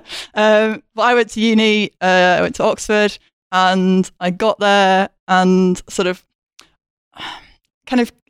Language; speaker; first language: English; native; English